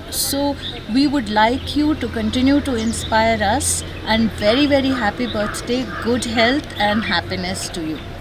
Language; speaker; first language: English; non-native, local second language; Tamil